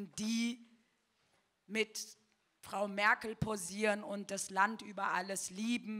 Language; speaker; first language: German; early bilingual, other home language; Turkish